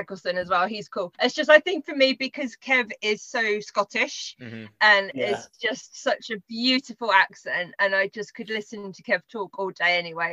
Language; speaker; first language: English; native; English